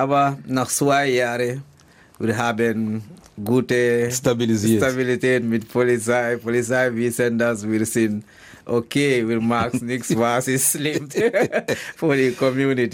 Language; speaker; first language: German; non-native, learner; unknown